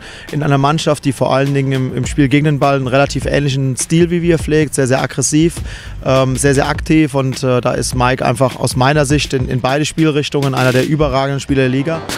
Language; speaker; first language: German; native; German